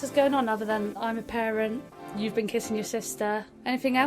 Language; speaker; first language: English; native; English